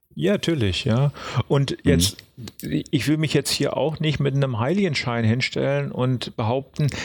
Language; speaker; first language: German; native; German